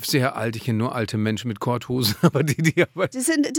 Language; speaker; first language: German; native; German